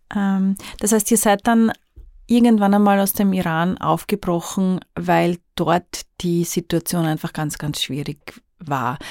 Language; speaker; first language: German; native; German